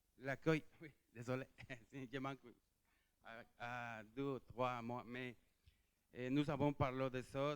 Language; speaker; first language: French; non-native, learner; Spanish